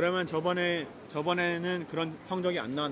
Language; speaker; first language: Korean; native; Korean